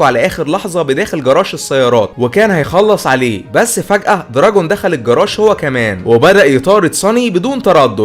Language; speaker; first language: Arabic; native; Arabic